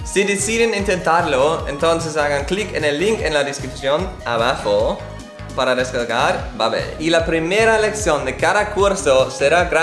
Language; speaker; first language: Spanish; non-native, learner; German